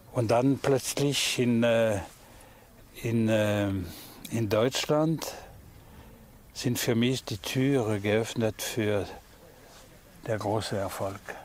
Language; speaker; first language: German; non-native, fluent; French